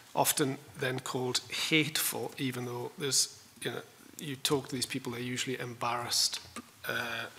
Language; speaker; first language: English; native; English